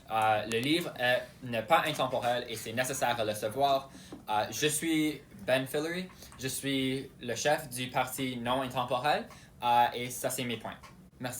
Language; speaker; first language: French; non-native, local second language; English